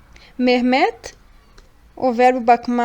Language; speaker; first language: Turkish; non-native, fluent; Portuguese